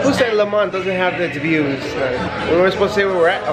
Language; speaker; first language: English; early bilingual, other home language; Spanish